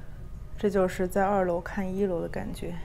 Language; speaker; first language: Chinese; native; Chinese